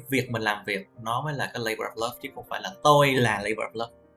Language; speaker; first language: Vietnamese; native; Vietnamese